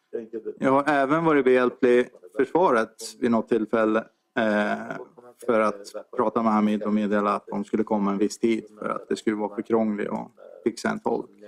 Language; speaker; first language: Swedish; native; Swedish